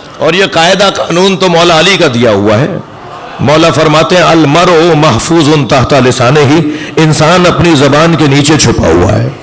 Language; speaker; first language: Urdu; native; Urdu